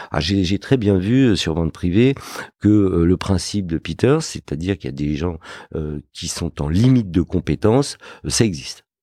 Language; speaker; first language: French; early bilingual, other home language; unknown